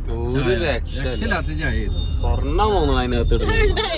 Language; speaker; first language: Malayalam; native; Malayalam